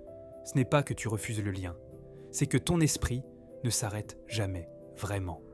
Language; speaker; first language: French; native; French